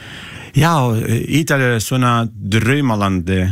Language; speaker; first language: Icelandic; non-native, learner; Italian